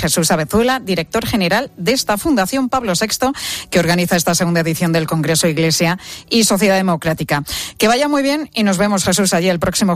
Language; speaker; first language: Spanish; native; Spanish